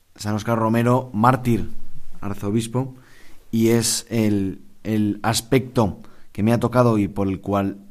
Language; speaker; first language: Spanish; native; Spanish